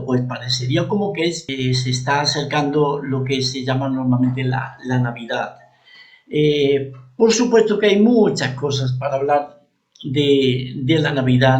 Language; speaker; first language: Spanish; native; Spanish